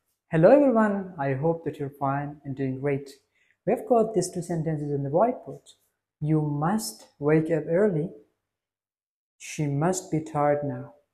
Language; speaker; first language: English; non-native, fluent; Persian